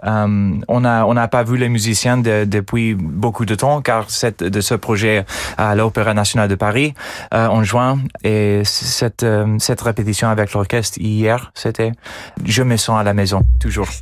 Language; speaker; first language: French; non-native, fluent; English